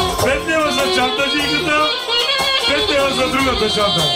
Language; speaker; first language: Bulgarian; non-native, local second language; Turkish